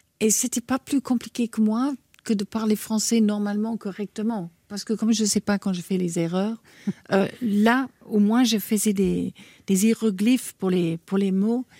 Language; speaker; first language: French; non-native, fluent; English